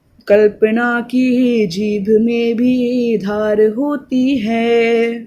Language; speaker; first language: Hindi; native; Hindi